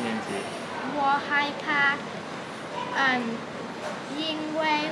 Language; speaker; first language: Chinese; non-native, learner; English